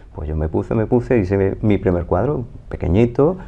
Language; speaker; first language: Spanish; native; Spanish